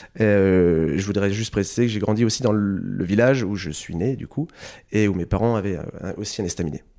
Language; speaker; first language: French; native; French